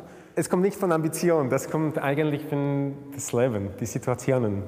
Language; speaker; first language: German; non-native, fluent; Slovak